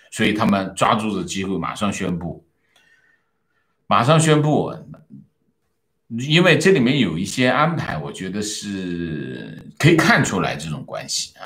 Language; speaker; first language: Chinese; native; Chinese